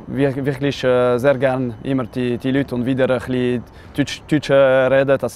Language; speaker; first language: German; non-native, local second language; French